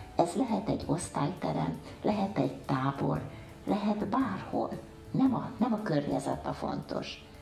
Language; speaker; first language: Hungarian; early bilingual, heritage; Hungarian